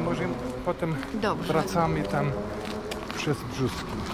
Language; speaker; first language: Polish; non-native, fluent; German